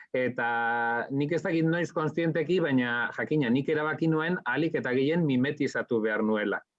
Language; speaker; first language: Basque; non-native, local second language; Spanish